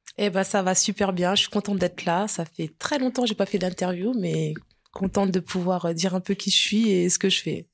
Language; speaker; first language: French; early bilingual, other home language; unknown